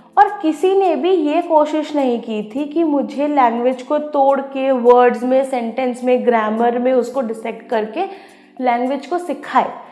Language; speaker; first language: Hindi; non-native, local second language; Odia